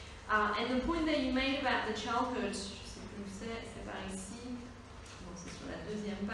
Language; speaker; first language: French; native; French